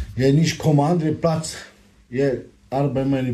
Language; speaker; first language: German; non-native, learner; Romanian